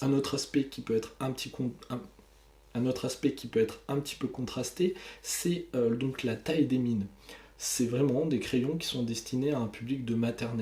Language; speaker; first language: French; native; French